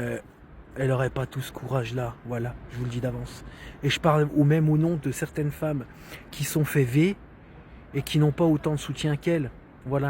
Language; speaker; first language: French; native; French